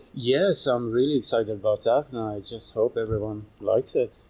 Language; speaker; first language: English; non-native, fluent; Swedish